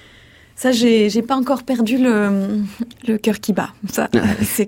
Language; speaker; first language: French; native; French